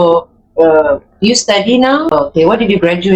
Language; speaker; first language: English; non-native, fluent; Italian